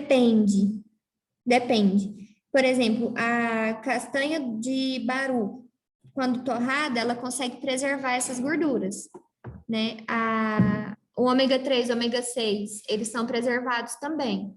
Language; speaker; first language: Portuguese; native; Portuguese